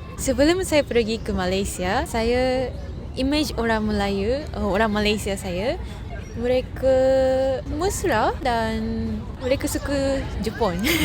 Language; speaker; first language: Malay; non-native, fluent; Japanese